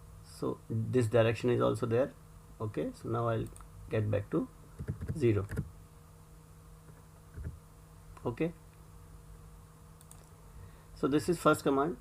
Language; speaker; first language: English; non-native, local second language; Hindi